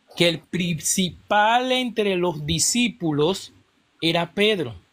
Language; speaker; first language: Spanish; native; Spanish